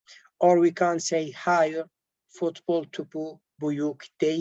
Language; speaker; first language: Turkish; non-native, learner; Arabic